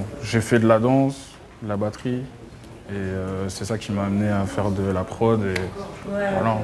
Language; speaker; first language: French; native; French